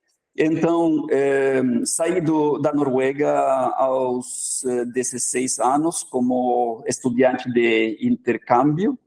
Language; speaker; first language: Portuguese; non-native, fluent; Norwegian